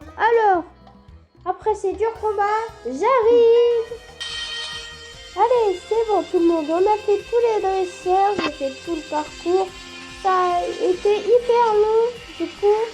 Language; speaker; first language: French; native; French